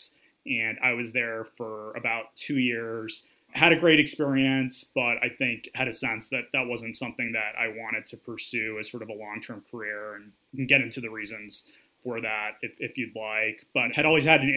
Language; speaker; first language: English; native; English